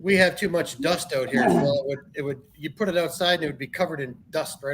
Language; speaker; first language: English; native; English